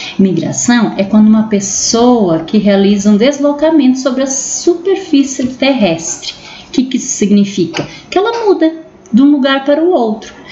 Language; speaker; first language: Portuguese; native; Portuguese